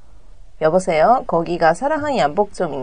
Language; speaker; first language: Korean; non-native, learner; Japanese